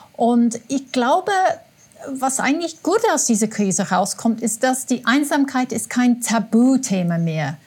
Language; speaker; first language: German; non-native, fluent; English